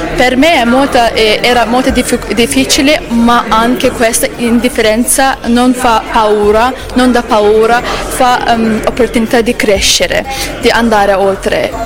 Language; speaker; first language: Italian; non-native, learner; Azerbaijani